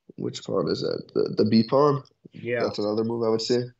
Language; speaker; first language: English; native; English